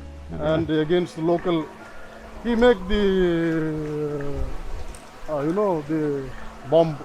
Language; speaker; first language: English; non-native, local second language; Tamil